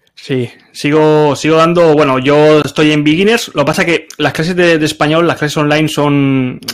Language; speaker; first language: Spanish; native; Spanish